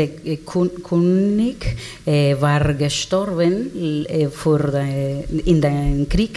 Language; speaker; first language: German; non-native, learner; Spanish